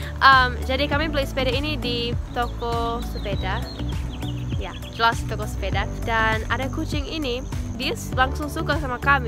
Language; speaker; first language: Indonesian; non-native, fluent; English